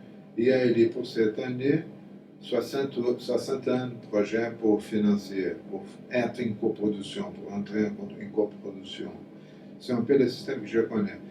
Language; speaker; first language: French; non-native, fluent; Portuguese